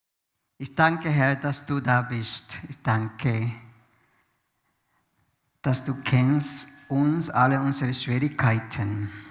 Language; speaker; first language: German; non-native, fluent; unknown